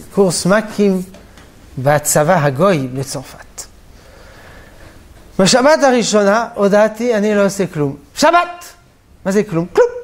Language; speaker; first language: Hebrew; non-native, fluent; French